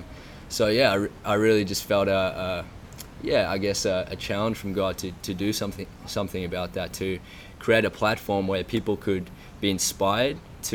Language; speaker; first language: English; native; English